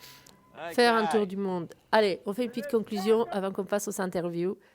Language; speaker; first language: French; native; French